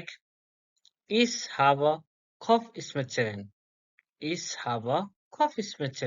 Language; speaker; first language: German; non-native, learner; English